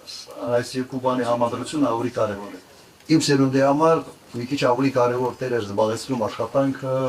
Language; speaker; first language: Armenian; native; Armenian